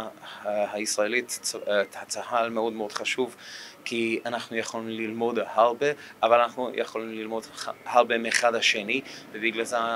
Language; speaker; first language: Hebrew; non-native, fluent; German